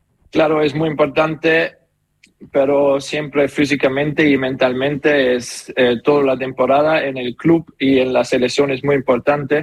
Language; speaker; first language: Spanish; non-native, learner; German